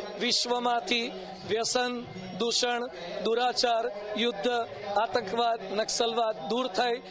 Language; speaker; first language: Gujarati; native; Gujarati